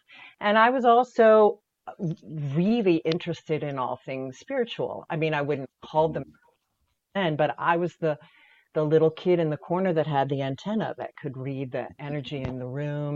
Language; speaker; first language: English; native; English